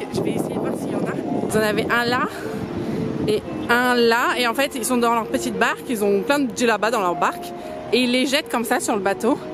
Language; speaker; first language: French; native; French